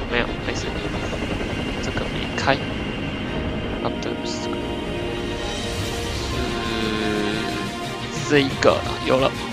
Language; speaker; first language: Chinese; native; Chinese